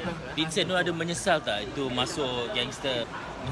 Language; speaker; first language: Malay; native; Malay